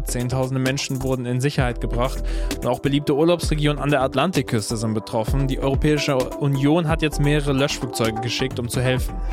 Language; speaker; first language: German; native; German